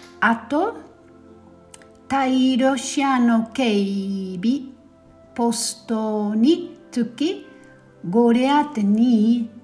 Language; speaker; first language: Japanese; non-native, fluent; German